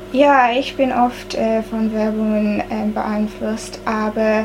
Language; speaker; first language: German; non-native, learner; English